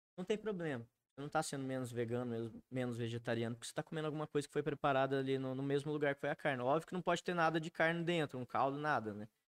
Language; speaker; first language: Portuguese; native; Portuguese